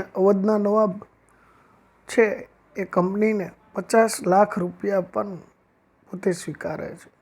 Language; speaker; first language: Gujarati; native; Gujarati